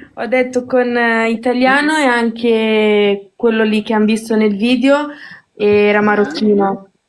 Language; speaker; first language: Italian; native; Italian